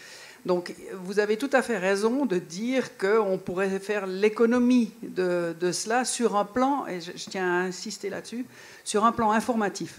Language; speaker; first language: French; native; French